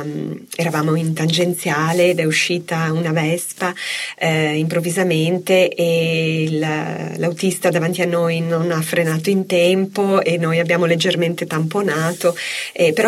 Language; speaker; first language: Italian; native; Italian